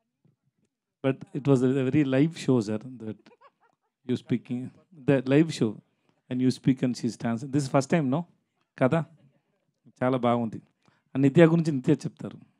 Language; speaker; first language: Telugu; non-native, learner; Tamil